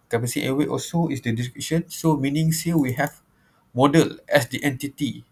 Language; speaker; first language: English; non-native, local second language; Malay